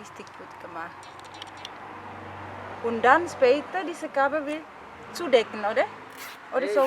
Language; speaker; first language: German; non-native, learner; Indonesian